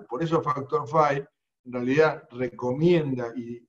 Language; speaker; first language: Spanish; native; Spanish